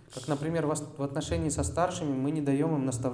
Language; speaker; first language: Russian; native; Russian